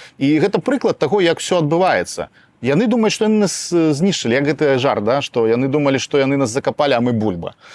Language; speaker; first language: Belarusian; non-native, local second language; Russian